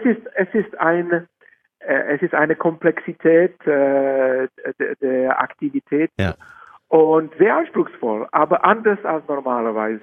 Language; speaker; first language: German; non-native, fluent; Czech